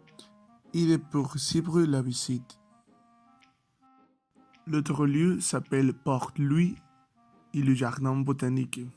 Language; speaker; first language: French; non-native, learner; Spanish